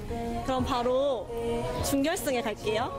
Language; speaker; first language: Korean; native; Korean